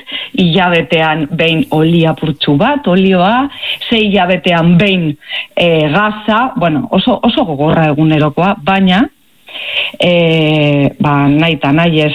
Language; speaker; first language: Basque; native; Basque